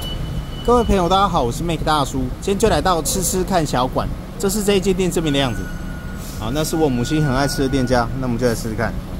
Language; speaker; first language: Chinese; native; Chinese